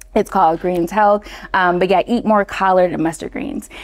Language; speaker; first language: English; native; English